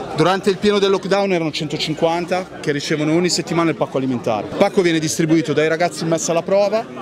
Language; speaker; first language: Italian; native; Italian